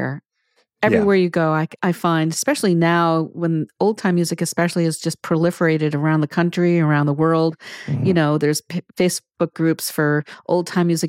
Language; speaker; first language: English; native; English